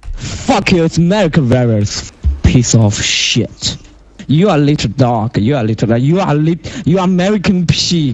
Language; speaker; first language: English; non-native, learner; Chinese